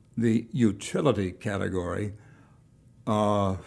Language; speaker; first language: English; native; English